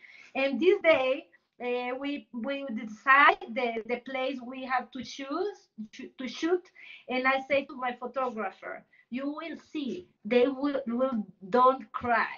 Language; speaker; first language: English; non-native, learner; Spanish